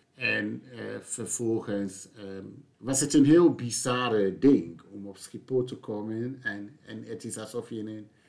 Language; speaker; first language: Dutch; non-native, fluent; English